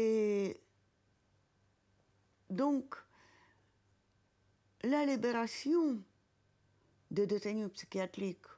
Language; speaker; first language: French; non-native, fluent; Russian